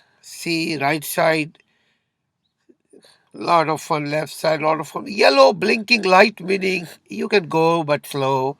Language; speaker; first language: English; non-native, learner; Urdu